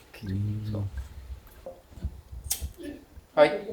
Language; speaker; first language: Japanese; non-native, learner; Dutch